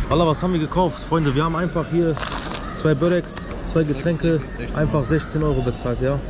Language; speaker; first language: German; early bilingual, other home language; Turkish